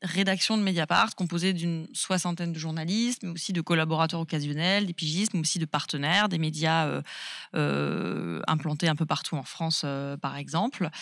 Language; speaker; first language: French; native; French